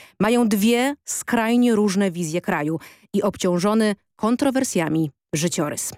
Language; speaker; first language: Polish; native; Polish